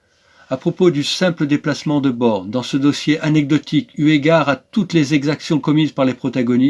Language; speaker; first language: French; native; French